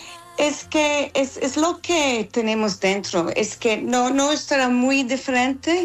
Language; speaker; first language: Spanish; non-native, learner; English